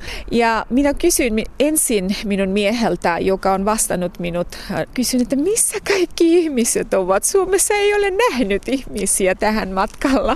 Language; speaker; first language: Finnish; non-native, fluent; Bangla